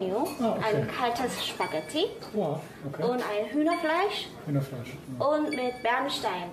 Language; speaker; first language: German; early bilingual, other home language; Korean